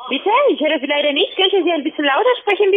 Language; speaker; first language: German; non-native, fluent; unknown